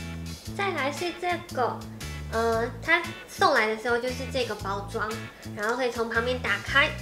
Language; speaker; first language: Chinese; native; Chinese